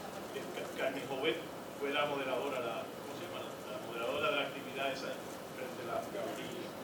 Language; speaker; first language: Spanish; native; Spanish